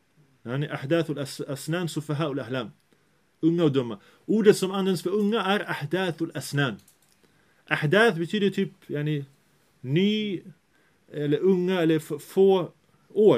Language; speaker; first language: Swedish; early bilingual, other home language; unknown